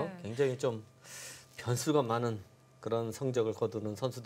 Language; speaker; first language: Korean; native; Korean